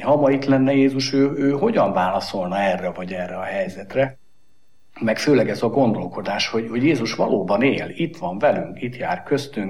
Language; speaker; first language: Hungarian; native; Hungarian